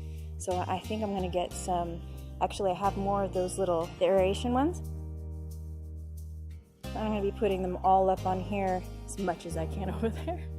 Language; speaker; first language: English; native; English